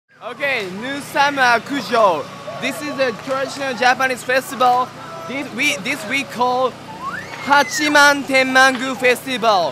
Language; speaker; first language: English; non-native, learner; Japanese